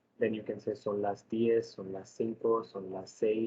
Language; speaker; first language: Spanish; non-native, learner; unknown